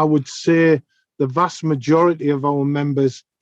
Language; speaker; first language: English; native; English